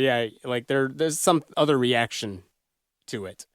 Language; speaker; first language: English; native; English